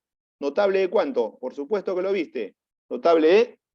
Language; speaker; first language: Spanish; native; Spanish